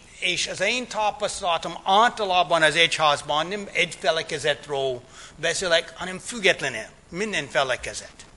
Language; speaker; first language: Hungarian; non-native, fluent; English